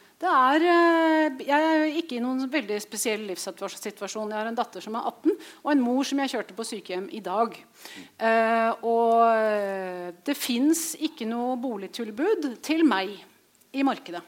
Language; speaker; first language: Norwegian; native; Norwegian